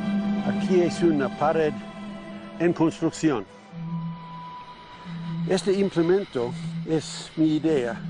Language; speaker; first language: Spanish; non-native, learner; English